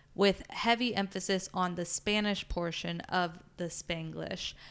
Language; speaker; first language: English; early bilingual, other home language; Spanish